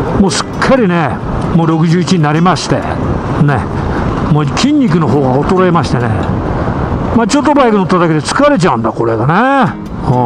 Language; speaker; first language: Japanese; native; Japanese